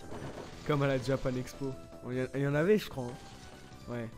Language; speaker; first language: French; native; French